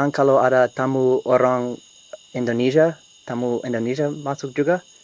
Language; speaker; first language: Indonesian; non-native, learner; English